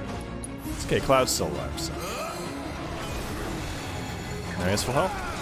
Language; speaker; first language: English; native; English